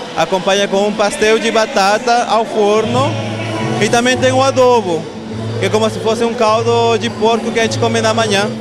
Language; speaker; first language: Portuguese; non-native, fluent; Spanish